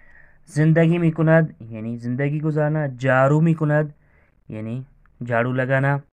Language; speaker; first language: Persian; non-native, learner; Urdu